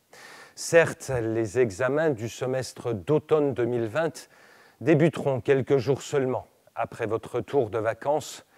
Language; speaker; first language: French; native; French